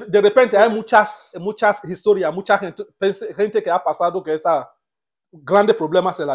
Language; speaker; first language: Spanish; non-native, learner; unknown